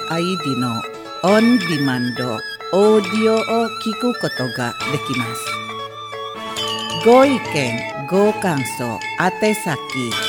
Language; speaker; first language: Japanese; non-native, fluent; Indonesian